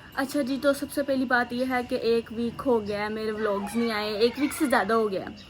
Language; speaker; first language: Hindi; native; Hindi